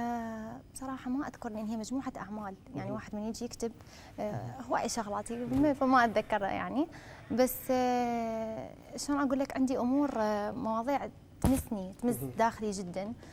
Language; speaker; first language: Arabic; native; Arabic